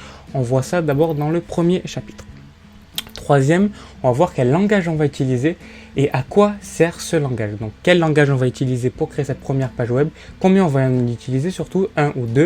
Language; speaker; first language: French; native; French